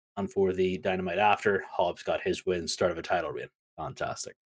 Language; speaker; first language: English; native; English